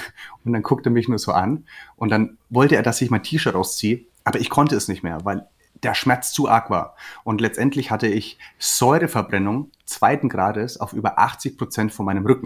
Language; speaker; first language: German; native; German